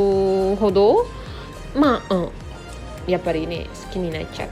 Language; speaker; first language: Japanese; non-native, fluent; Indonesian